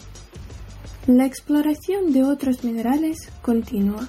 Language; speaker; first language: Spanish; non-native, learner; Ukrainian